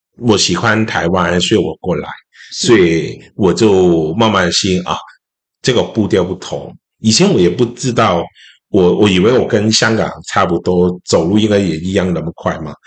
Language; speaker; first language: Chinese; non-native, local second language; Cantonese